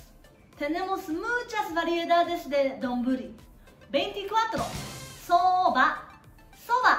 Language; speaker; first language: Spanish; non-native, fluent; Japanese